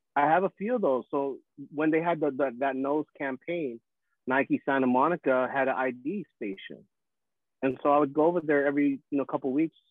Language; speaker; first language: English; early bilingual, other home language; Filipino